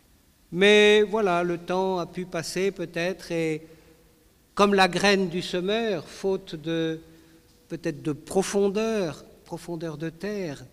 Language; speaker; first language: French; native; French